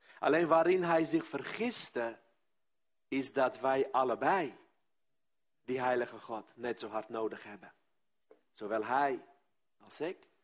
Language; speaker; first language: Dutch; non-native, fluent; Armenian